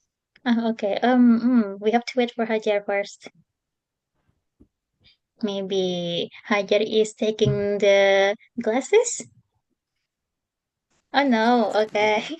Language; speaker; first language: English; non-native, fluent; Indonesian